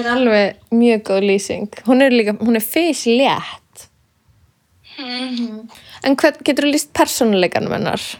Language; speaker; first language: Icelandic; native; Icelandic